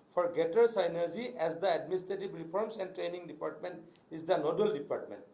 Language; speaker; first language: English; non-native, local second language; Assamese